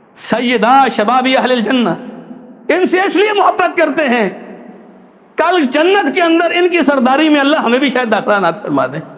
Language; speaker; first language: Urdu; non-native, local second language; Punjabi